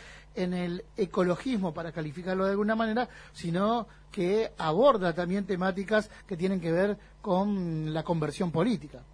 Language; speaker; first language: Spanish; native; Spanish